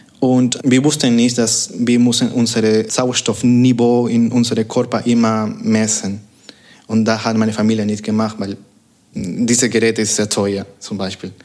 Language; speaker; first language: German; non-native, fluent; Spanish